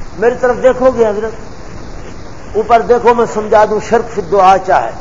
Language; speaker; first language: Urdu; non-native, local second language; Punjabi